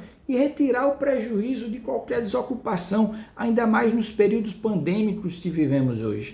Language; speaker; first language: Portuguese; native; Portuguese